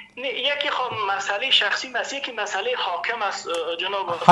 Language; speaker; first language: Persian; native; Persian